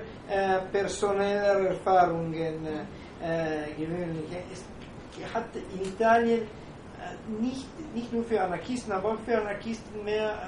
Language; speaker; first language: German; non-native, fluent; Italian